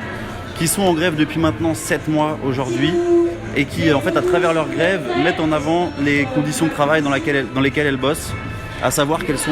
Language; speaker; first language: French; native; French